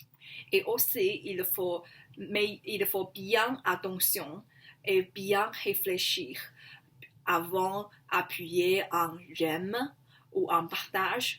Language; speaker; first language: French; non-native, learner; Chinese